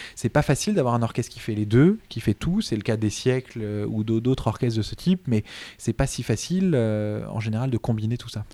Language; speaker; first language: French; native; French